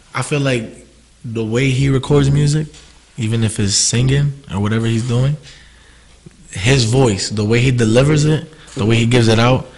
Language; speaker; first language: English; early bilingual, other home language; Spanish